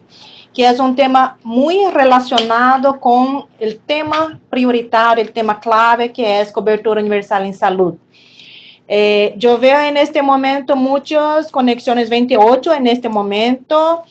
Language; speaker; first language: Spanish; non-native, fluent; Portuguese